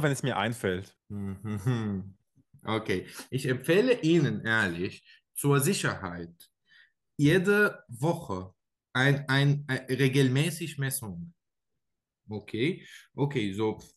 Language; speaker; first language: German; non-native, learner; Arabic